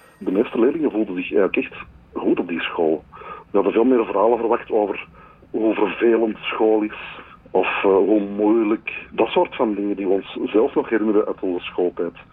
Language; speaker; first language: Dutch; native; Dutch